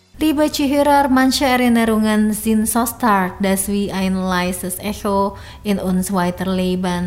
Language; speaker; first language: German; non-native, fluent; Indonesian